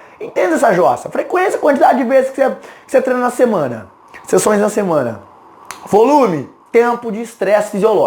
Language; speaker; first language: Portuguese; native; Portuguese